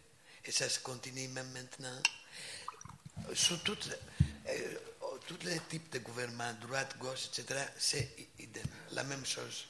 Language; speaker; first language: French; non-native, fluent; Greek